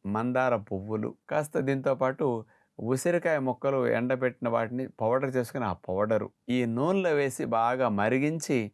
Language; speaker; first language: Telugu; native; Telugu